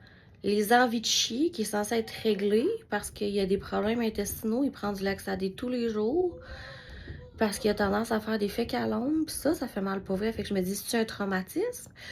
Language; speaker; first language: French; native; French